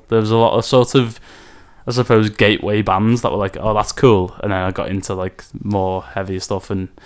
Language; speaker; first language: English; native; English